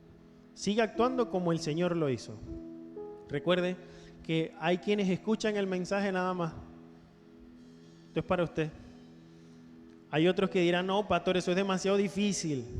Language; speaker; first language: Spanish; native; Spanish